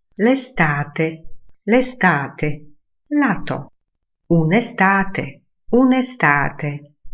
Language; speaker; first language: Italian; non-native, fluent; Polish